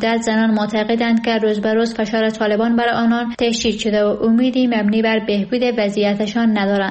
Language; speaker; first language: Persian; native; Persian